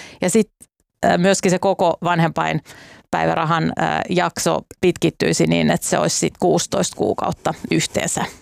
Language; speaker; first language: Finnish; native; Finnish